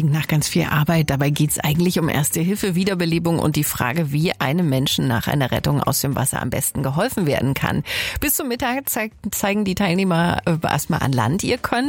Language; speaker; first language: German; native; German